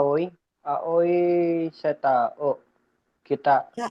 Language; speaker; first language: Japanese; non-native, learner; Filipino